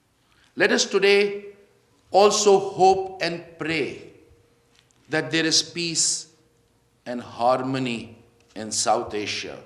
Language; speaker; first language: English; non-native, local second language; Urdu